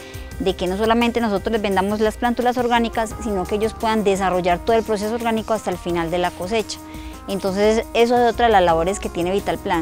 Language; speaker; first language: Spanish; native; Spanish